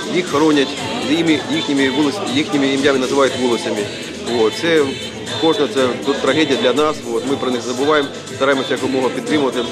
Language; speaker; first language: Ukrainian; native; Ukrainian